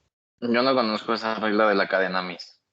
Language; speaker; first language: Spanish; native; Spanish